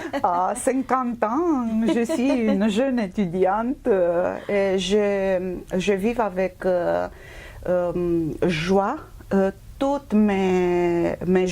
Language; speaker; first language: French; non-native, fluent; Romanian